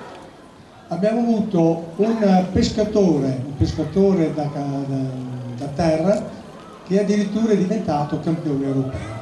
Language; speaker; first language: Italian; native; Italian